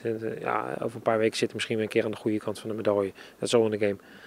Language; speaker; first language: Dutch; native; Dutch